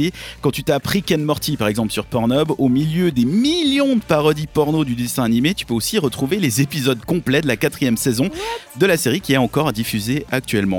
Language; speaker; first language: French; native; French